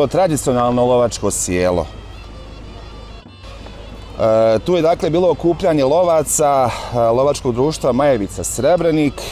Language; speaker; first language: Croatian; native; Croatian